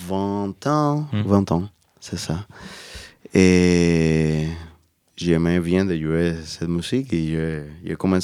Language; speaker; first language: French; non-native, learner; Spanish